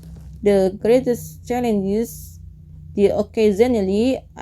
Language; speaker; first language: English; non-native, learner; Indonesian